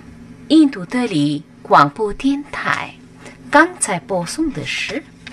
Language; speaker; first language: Chinese; non-native, fluent; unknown